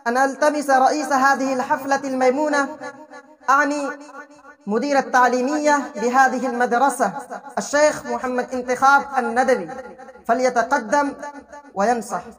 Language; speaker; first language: Arabic; non-native, fluent; Urdu